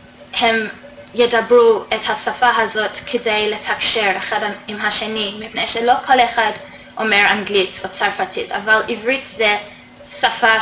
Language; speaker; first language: Hebrew; non-native, fluent; English